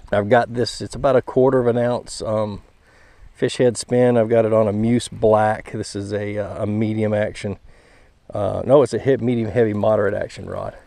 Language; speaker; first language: English; native; English